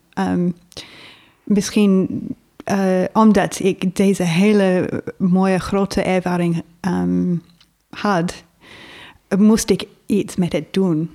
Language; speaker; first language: Dutch; non-native, fluent; English